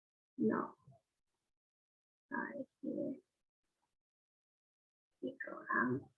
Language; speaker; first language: English; non-native, learner; Chinese